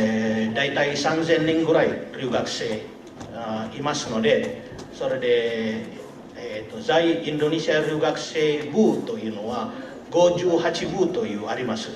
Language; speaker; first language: Japanese; non-native, learner; Indonesian